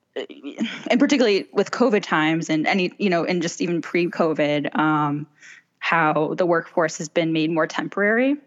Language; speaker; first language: English; native; English